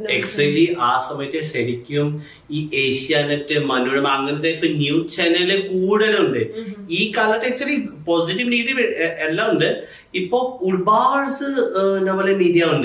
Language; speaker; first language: Malayalam; non-native, fluent; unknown